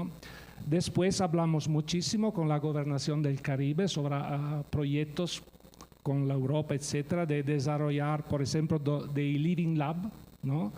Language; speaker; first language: Spanish; non-native, fluent; Italian